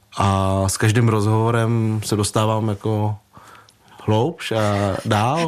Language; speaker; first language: Czech; early bilingual, other home language; Vietnamese